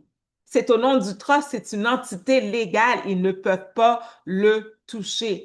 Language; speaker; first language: French; native; French